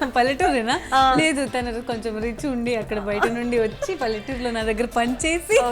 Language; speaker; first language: Telugu; non-native, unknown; Hindi